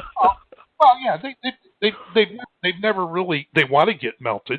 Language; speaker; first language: English; native; English